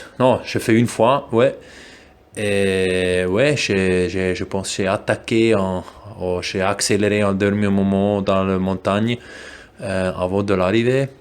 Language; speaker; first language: French; non-native, local second language; German